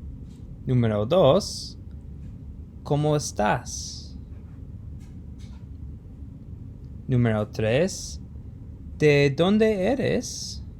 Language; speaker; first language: Spanish; non-native, fluent; English